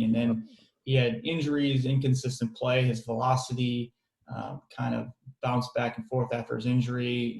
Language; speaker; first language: English; native; English